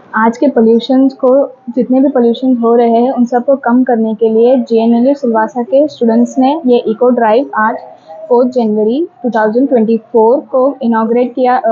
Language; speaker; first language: Hindi; non-native, local second language; Gujarati